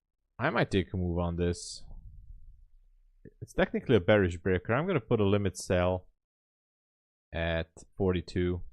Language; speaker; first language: English; non-native, fluent; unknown